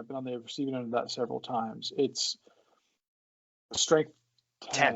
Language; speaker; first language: English; native; English